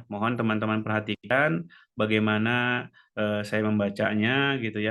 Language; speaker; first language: Indonesian; native; Indonesian